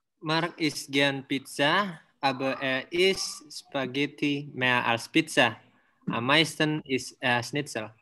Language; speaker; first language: German; non-native, learner; Indonesian